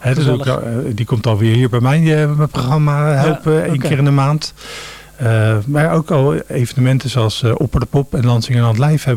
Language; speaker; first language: Dutch; native; Dutch